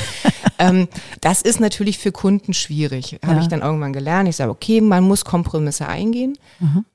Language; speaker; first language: German; native; German